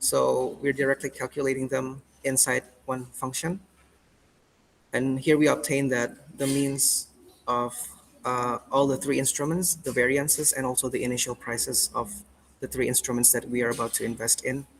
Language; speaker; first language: English; non-native, fluent; Indonesian